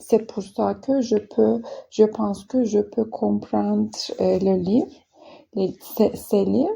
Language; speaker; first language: French; non-native, learner; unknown